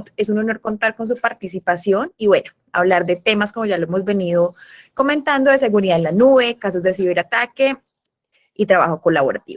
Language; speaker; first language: Spanish; native; Spanish